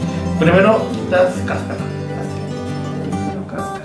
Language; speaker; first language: Spanish; non-native, learner; Korean